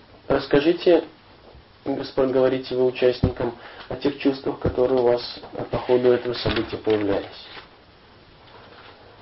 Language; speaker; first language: Russian; native; Russian